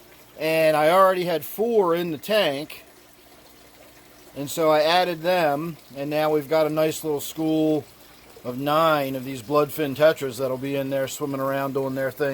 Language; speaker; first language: English; native; English